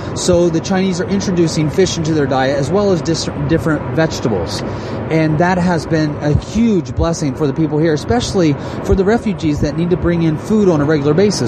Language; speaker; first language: English; native; English